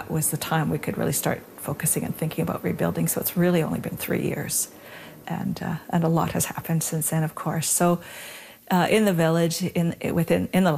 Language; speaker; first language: English; native; English